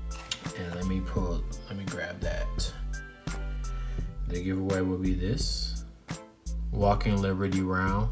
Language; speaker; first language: English; native; English